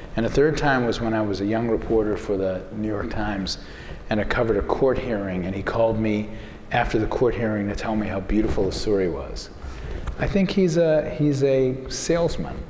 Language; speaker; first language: English; native; English